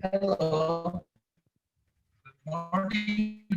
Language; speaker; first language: English; non-native, learner; Indonesian